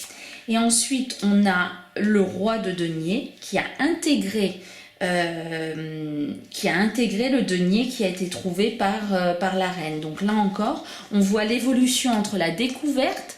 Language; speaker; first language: French; native; French